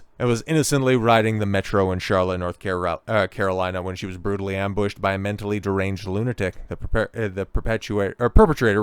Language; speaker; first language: English; native; English